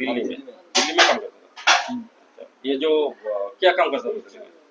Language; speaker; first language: Hindi; non-native, local second language; Bangla